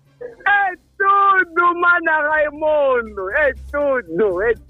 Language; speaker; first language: Portuguese; non-native, local second language; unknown